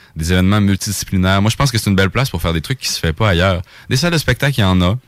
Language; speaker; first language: French; native; French